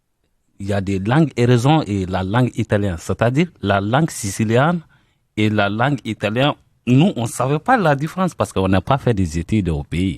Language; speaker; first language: French; non-native, learner; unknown